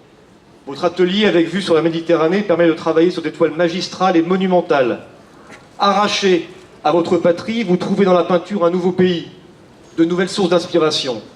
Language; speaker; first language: French; native; French